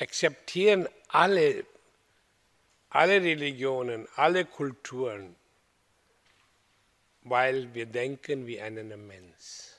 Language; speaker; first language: German; non-native, learner; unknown